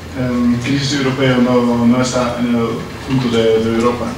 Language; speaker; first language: Spanish; non-native, learner; Dutch